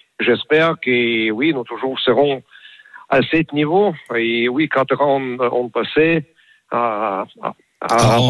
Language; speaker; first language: French; non-native, learner; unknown